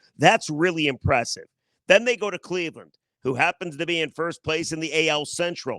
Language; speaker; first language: English; native; English